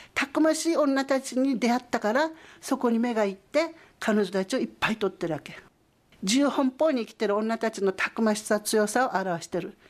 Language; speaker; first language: Japanese; native; Japanese